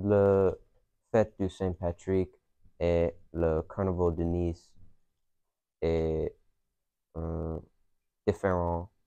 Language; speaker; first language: French; non-native, learner; English